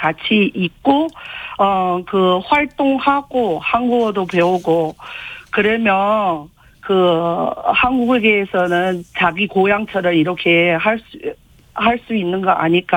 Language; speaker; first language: Korean; non-native, fluent; Vietnamese